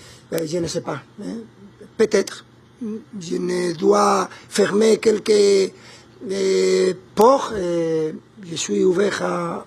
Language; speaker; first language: French; non-native, learner; Spanish